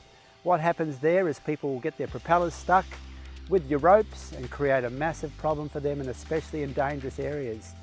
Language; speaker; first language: English; native; English